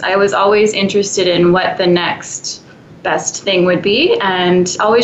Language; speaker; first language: English; native; English